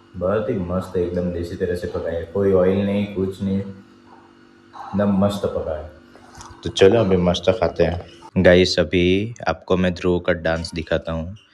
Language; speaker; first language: Hindi; non-native, local second language; Gujarati